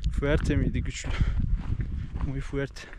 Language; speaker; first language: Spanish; non-native, learner; Turkish